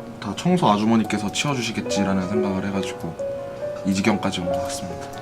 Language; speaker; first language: Korean; native; Korean